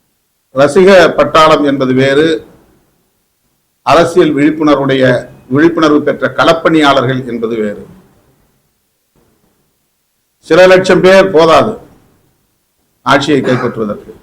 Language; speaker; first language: Tamil; native; Tamil